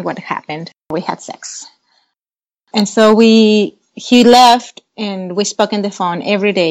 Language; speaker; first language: English; non-native, fluent; Spanish